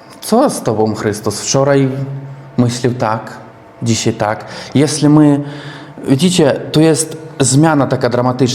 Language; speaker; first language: Polish; non-native, learner; Russian